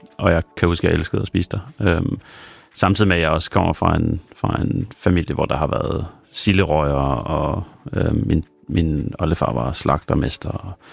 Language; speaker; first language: Danish; native; Danish